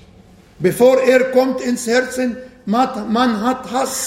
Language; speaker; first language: German; non-native, fluent; Arabic